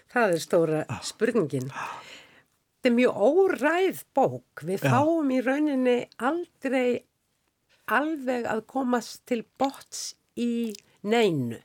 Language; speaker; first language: Icelandic; native; Icelandic